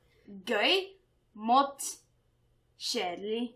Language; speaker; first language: Norwegian; non-native, learner; English